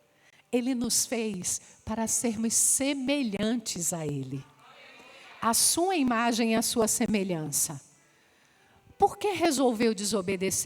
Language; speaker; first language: Portuguese; native; Portuguese